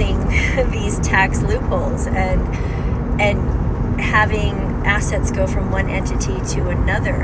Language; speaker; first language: English; native; English